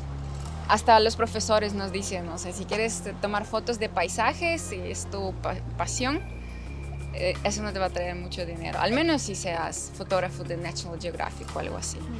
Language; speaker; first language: Spanish; non-native, fluent; Ukrainian